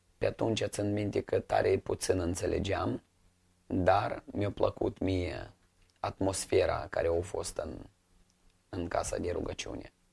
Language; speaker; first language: Romanian; non-native, local second language; Russian